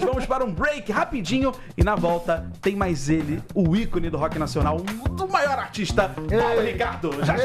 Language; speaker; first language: Portuguese; native; Portuguese